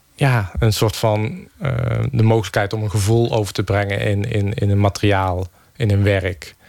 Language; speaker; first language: Dutch; native; Dutch